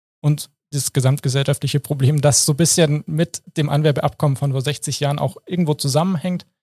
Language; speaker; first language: German; native; German